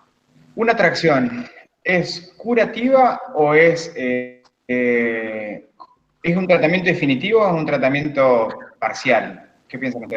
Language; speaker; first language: Spanish; native; Spanish